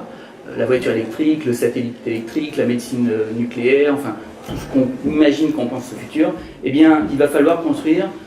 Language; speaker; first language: French; native; French